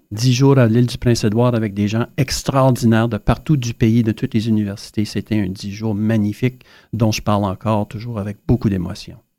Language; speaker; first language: French; native; French